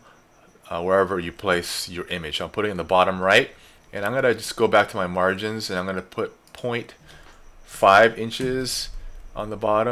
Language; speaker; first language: English; native; English